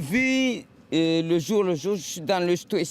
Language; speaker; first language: French; non-native, local second language; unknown